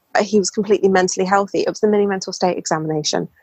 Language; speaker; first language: English; native; English